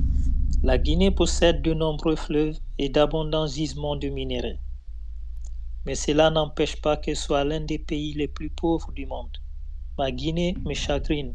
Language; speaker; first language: French; non-native, local second language; Fula